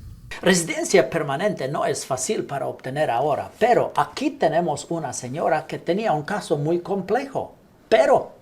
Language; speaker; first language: Spanish; non-native, learner; English